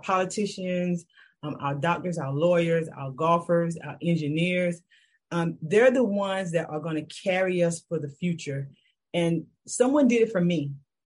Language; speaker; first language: English; native; English